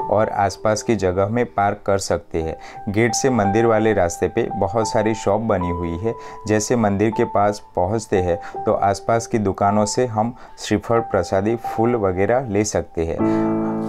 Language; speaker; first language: Hindi; non-native, local second language; Gujarati